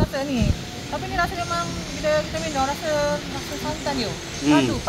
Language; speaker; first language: Malay; native; Malay